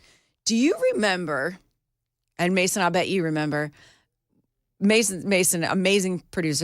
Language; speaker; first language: English; native; English